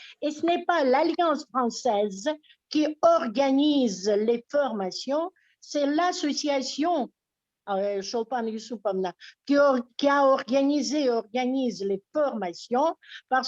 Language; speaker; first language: French; non-native, fluent; Russian